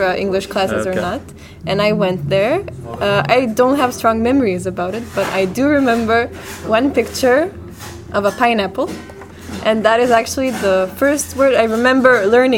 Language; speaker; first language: English; non-native, fluent; Macedonian